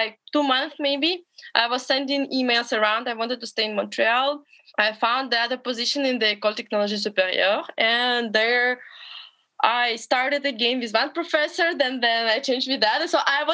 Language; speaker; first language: English; non-native, fluent; Russian